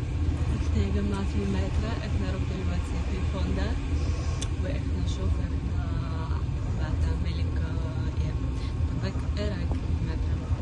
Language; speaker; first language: Arabic; non-native, learner; Russian